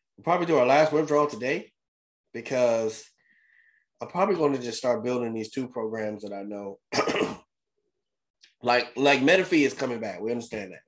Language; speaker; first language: English; native; English